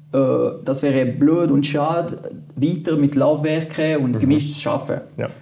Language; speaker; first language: German; non-native, fluent; French